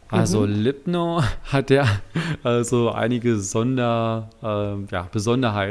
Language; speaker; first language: German; native; German